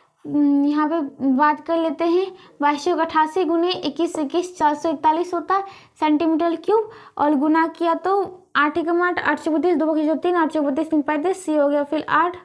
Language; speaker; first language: Hindi; native; Hindi